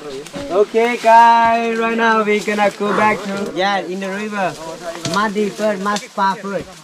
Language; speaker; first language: English; non-native, learner; Thai